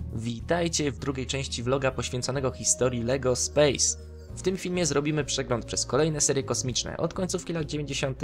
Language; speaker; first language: Polish; native; Polish